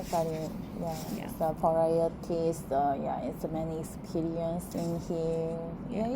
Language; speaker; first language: English; non-native, learner; Korean